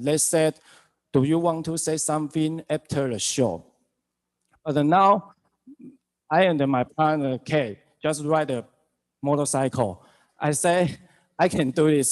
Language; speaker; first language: English; non-native, learner; Chinese